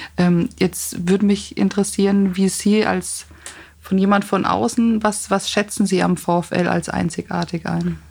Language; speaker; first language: German; native; German